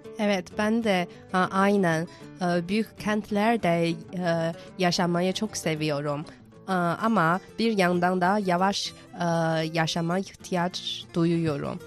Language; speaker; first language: Turkish; non-native, fluent; Chinese